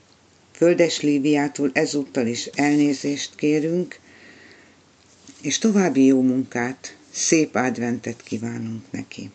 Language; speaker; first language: Hungarian; native; Hungarian